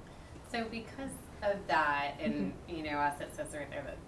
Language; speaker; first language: English; native; English